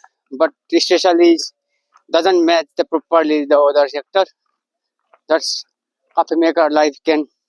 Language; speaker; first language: English; non-native, learner; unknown